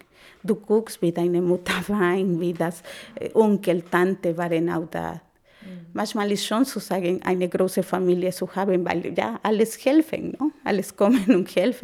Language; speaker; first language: German; non-native, learner; Spanish